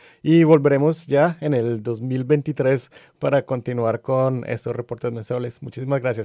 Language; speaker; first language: Spanish; native; Spanish